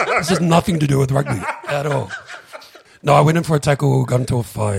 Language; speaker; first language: English; native; English